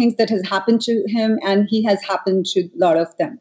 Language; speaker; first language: English; non-native, local second language; Hindi